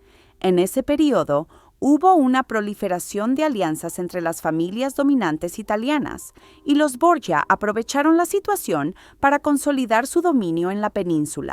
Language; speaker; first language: Spanish; native; Spanish